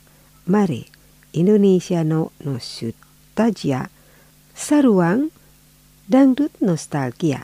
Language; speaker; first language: Japanese; non-native, fluent; Indonesian